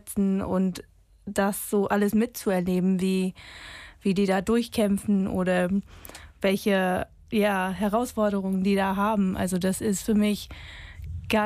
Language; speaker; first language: German; non-native, fluent; English